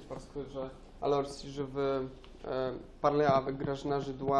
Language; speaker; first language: French; non-native, learner; Polish